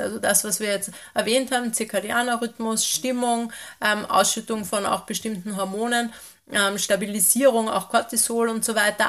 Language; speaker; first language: German; native; German